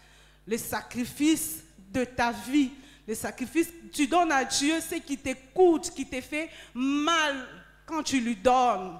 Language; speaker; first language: French; non-native, local second language; Lingala